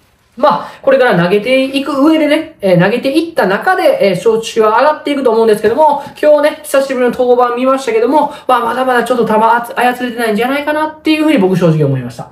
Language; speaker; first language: Japanese; native; Japanese